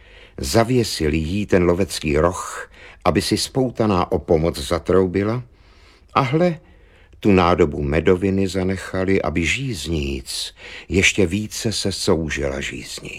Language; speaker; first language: Czech; native; Czech